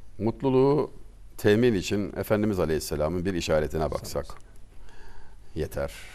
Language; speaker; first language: Turkish; native; Turkish